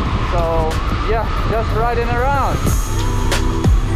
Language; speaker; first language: English; non-native, fluent; Russian